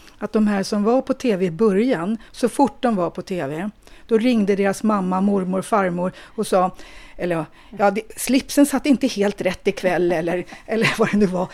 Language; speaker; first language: Swedish; native; Swedish